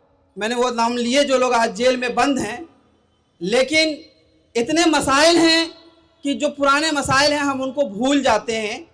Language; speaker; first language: Hindi; native; Hindi